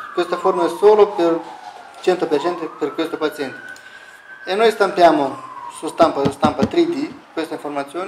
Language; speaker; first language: Italian; non-native, learner; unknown